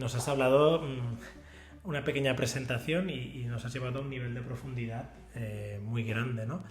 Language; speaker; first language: Spanish; non-native, local second language; Catalan